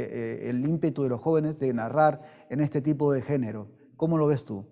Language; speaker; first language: Spanish; native; Spanish